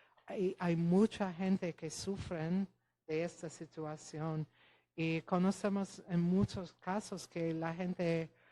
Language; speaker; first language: Spanish; non-native, fluent; Polish